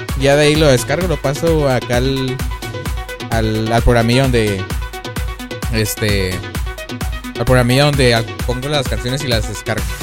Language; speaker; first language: Spanish; native; Spanish